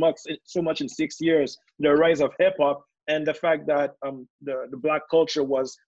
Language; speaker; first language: English; non-native, fluent; French